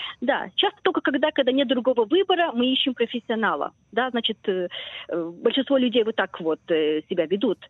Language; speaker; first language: Russian; early bilingual, heritage; Russian